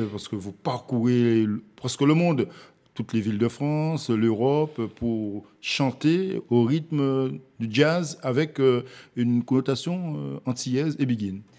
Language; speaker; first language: French; native; French